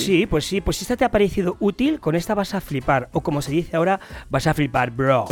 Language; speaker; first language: Spanish; native; Spanish